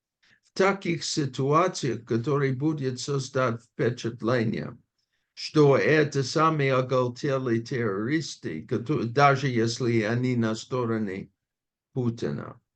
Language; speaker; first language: Russian; non-native, fluent; English